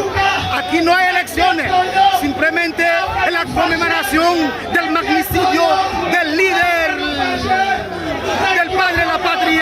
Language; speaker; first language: Spanish; non-native, fluent; Haitian Creole